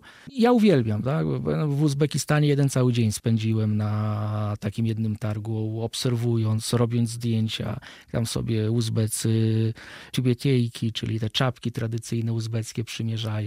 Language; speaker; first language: Polish; native; Polish